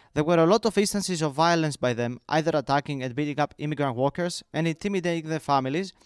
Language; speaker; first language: English; non-native, fluent; Greek